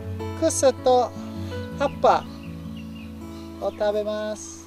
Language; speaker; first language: Japanese; non-native, learner; English